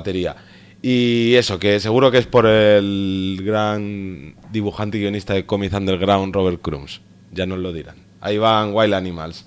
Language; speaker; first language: Spanish; native; Spanish